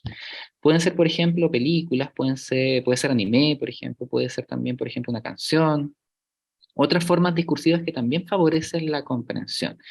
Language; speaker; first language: Spanish; native; Spanish